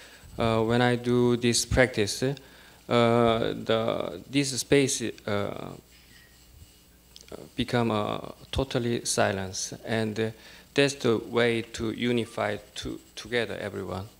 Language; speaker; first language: English; non-native, learner; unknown